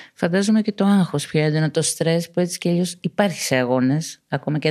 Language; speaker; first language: Greek; native; Greek